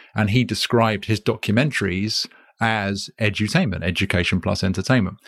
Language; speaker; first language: English; native; English